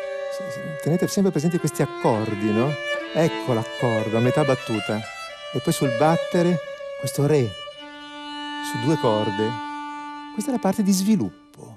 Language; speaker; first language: Italian; native; Italian